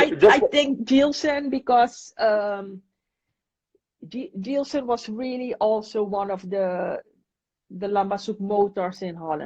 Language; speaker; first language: English; non-native, fluent; Dutch